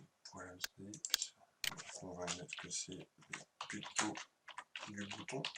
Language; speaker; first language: French; native; French